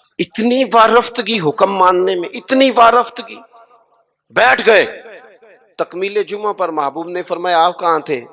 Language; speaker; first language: Urdu; non-native, local second language; Punjabi